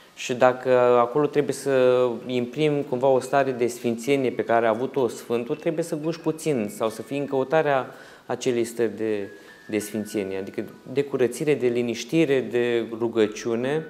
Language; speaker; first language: Romanian; native; Romanian